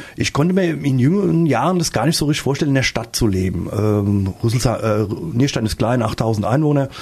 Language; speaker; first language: German; native; German